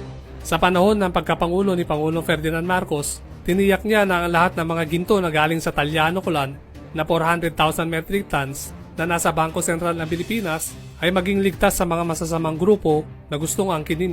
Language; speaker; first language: Filipino; native; Filipino